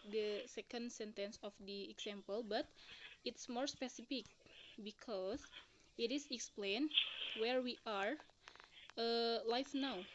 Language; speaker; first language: English; non-native, learner; Indonesian